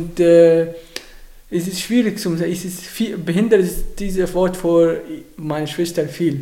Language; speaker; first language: German; non-native, learner; Arabic